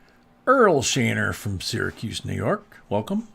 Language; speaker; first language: English; native; English